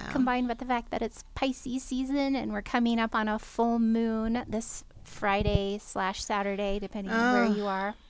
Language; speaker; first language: English; native; English